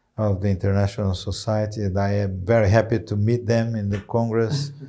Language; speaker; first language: English; non-native, fluent; Portuguese